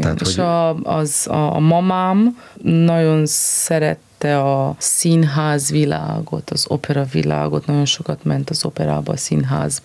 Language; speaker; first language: Hungarian; early bilingual, heritage; Hungarian